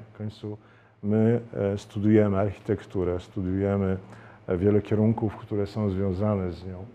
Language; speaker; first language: Polish; native; Polish